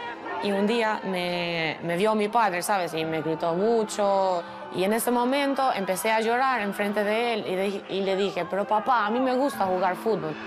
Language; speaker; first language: Spanish; non-native, fluent; Albanian